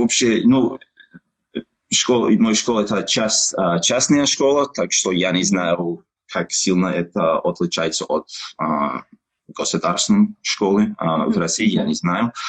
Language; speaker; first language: Russian; non-native, learner; English